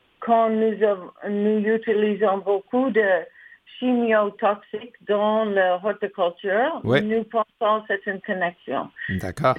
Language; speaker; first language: French; non-native, learner; English